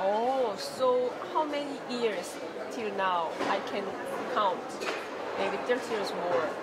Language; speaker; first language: English; non-native, learner; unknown